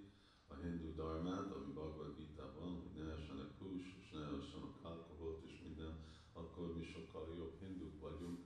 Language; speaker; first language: Hungarian; early bilingual, heritage; Hungarian